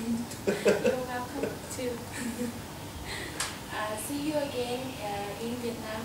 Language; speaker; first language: English; non-native, learner; Vietnamese